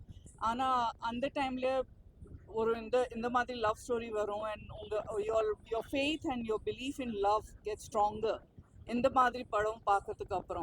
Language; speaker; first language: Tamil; non-native, fluent; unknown